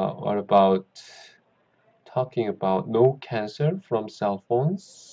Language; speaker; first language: English; non-native, learner; Korean